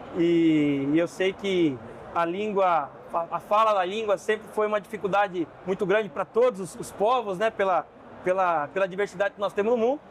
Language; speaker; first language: Portuguese; native; Portuguese